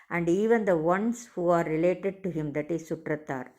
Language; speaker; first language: English; non-native, local second language; Tamil